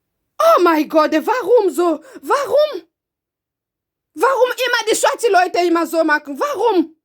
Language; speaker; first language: German; non-native, learner; Lingala